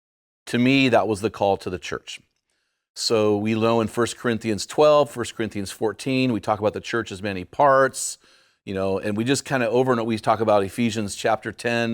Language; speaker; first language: English; native; English